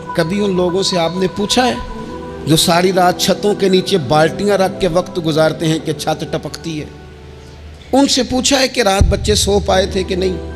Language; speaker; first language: Urdu; non-native, local second language; Punjabi